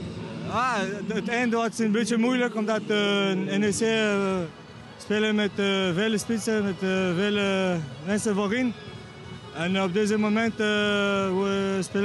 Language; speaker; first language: Dutch; non-native, learner; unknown